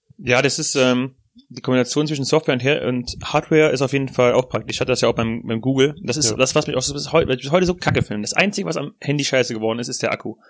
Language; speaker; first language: German; native; German